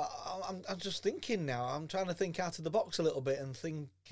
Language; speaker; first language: English; native; English